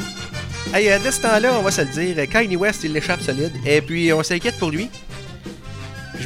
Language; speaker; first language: French; native; French